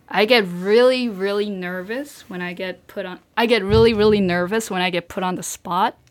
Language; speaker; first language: English; early bilingual, other home language; Korean